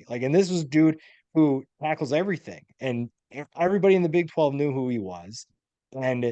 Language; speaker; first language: English; native; English